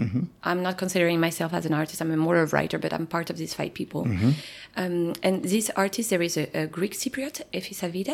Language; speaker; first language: English; non-native, fluent; French